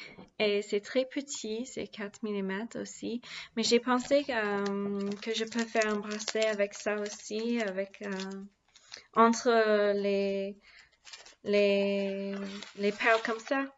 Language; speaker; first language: French; non-native, learner; English